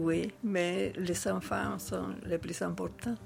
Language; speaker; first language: French; non-native, learner; Spanish